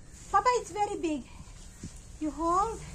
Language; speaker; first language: English; non-native, learner; Filipino